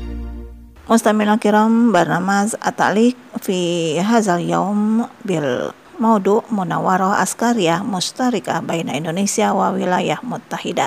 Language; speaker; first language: Arabic; non-native, fluent; Indonesian